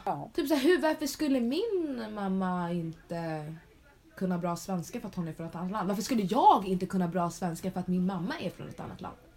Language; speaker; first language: Swedish; early bilingual, other home language; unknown